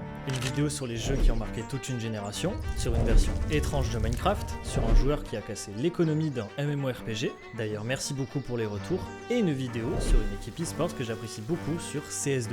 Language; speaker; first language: French; native; French